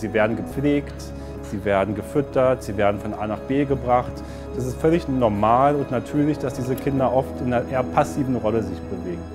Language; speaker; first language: German; native; German